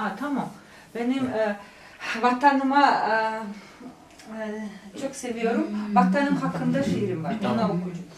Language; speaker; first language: Turkish; non-native, learner; Chuvash